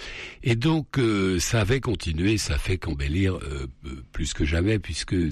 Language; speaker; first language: French; native; French